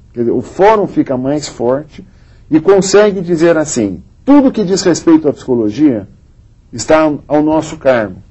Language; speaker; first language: Portuguese; native; Portuguese